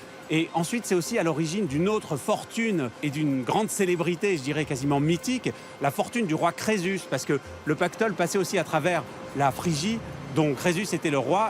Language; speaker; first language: French; native; French